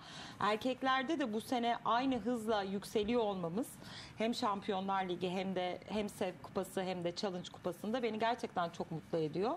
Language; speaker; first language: Turkish; native; Turkish